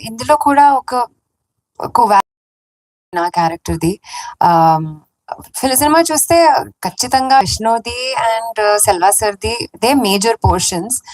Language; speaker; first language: Telugu; non-native, fluent; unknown